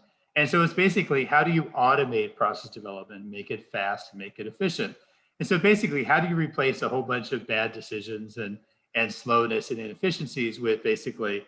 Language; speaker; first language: English; native; English